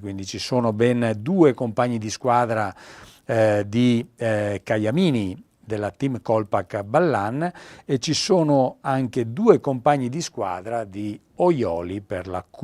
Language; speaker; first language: Italian; native; Italian